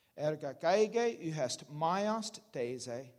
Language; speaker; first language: Estonian; non-native, learner; English